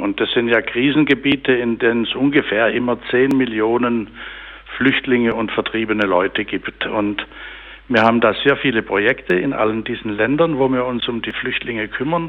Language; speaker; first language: German; native; German